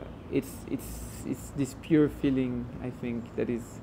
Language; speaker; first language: English; non-native, fluent; French